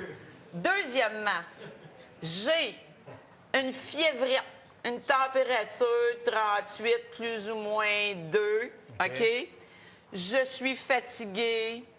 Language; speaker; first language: French; native; French